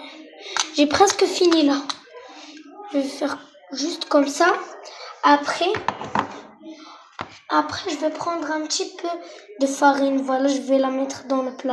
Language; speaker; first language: French; non-native, local second language; Arabic